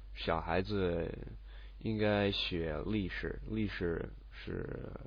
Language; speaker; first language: Chinese; non-native, learner; English